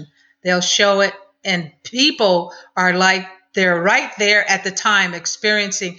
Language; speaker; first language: English; native; English